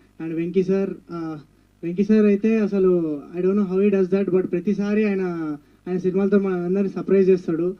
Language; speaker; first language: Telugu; native; Telugu